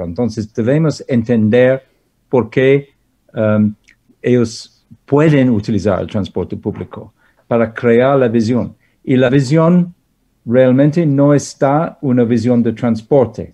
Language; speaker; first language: Spanish; non-native, fluent; English